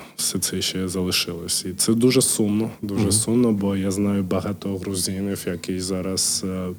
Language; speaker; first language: Ukrainian; non-native, local second language; Georgian